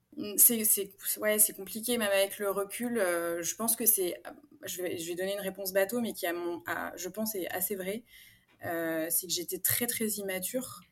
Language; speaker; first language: French; native; French